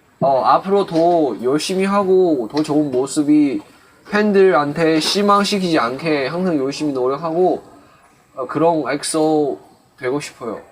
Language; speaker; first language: Korean; non-native, fluent; Chinese